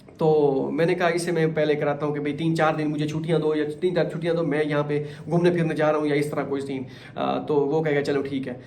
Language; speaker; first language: Urdu; non-native, local second language; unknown